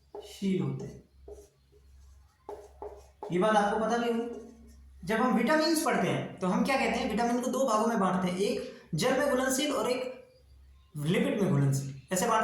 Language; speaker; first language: Hindi; native; Hindi